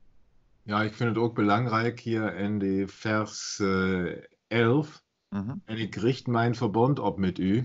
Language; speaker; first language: Dutch; non-native, learner; German